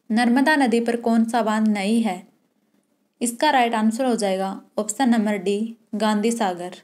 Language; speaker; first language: Hindi; native; Hindi